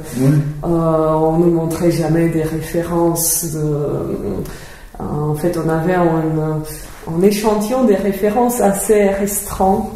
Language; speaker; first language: French; non-native, fluent; Czech